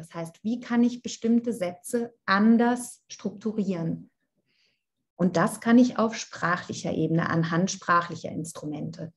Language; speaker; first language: German; non-native, fluent; Italian